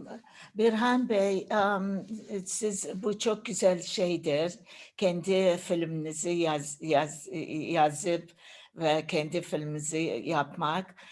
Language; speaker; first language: Turkish; non-native, learner; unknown